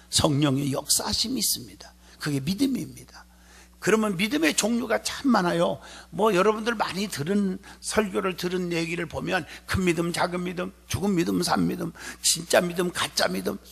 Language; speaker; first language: Korean; native; Korean